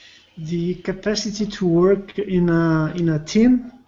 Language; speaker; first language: English; non-native, learner; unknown